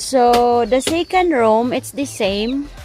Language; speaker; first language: English; non-native, local second language; Filipino